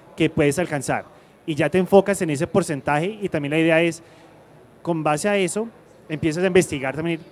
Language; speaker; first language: Spanish; early bilingual, heritage; Spanish